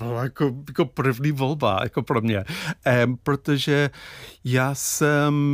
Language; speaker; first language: Czech; non-native, fluent; English